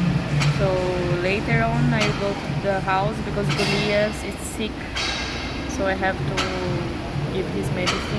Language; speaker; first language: English; non-native, learner; Portuguese